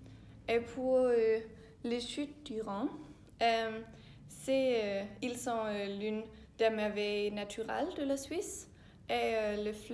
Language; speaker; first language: French; non-native, learner; Danish